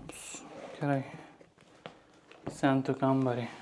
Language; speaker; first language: Lithuanian; non-native, learner; Turkish